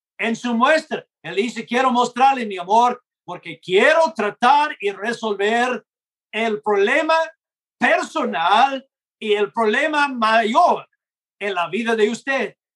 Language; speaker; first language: Spanish; non-native, fluent; English